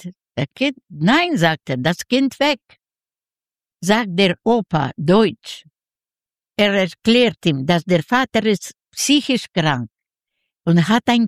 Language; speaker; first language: German; non-native, learner; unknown